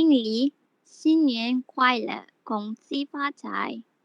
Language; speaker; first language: Chinese; non-native, learner; Malay